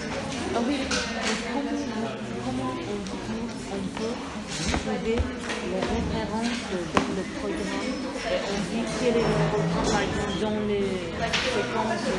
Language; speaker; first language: French; non-native, learner; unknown